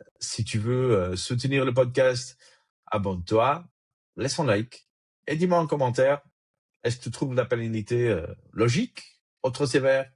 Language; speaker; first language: French; native; French